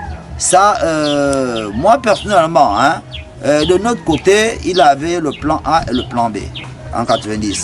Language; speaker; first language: French; non-native, local second language; Fang